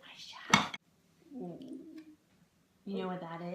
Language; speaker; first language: English; native; English